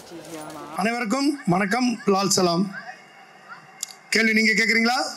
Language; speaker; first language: Tamil; native; Tamil